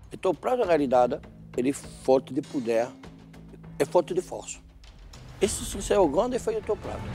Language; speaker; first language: Portuguese; non-native, fluent; French